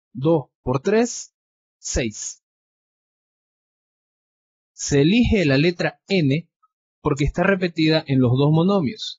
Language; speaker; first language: Spanish; native; Spanish